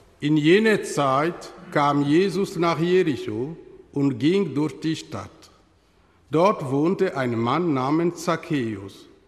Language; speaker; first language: German; non-native, fluent; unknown